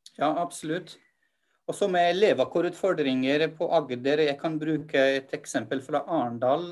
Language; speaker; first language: Norwegian; non-native, fluent; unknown